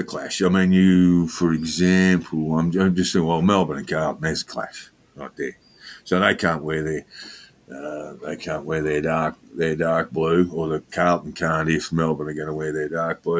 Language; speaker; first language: English; native; English